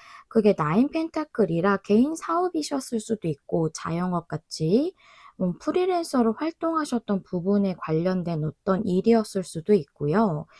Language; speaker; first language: Korean; native; Korean